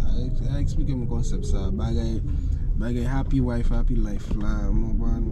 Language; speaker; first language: French; non-native, learner; Haitian Creole